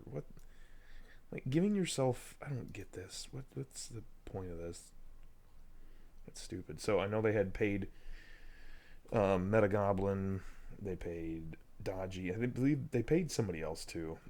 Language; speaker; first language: English; native; English